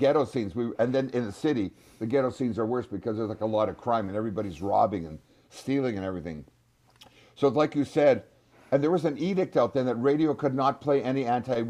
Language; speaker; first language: English; native; English